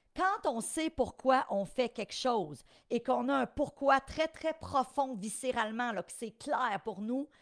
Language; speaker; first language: French; native; French